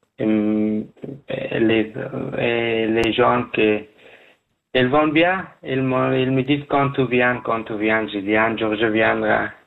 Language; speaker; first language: French; non-native, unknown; Persian